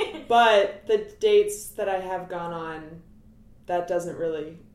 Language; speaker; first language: English; native; English